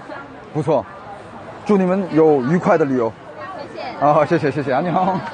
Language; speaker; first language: Chinese; non-native, fluent; Korean